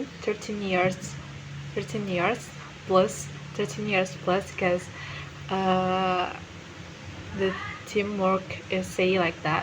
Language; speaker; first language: English; non-native, learner; Indonesian